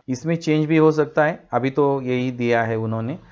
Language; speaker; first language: Hindi; non-native, local second language; Marathi